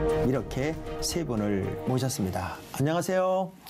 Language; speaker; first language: Korean; native; Korean